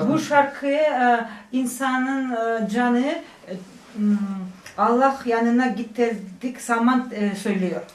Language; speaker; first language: Turkish; non-native, learner; Chuvash